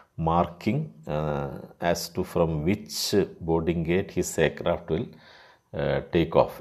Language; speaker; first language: English; non-native, local second language; Malayalam